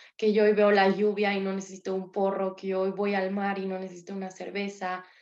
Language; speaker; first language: Spanish; native; Spanish